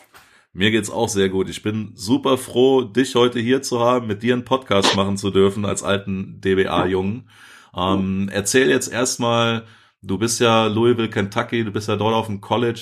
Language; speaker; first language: German; native; German